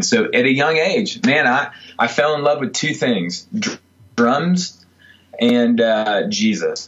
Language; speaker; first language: English; native; English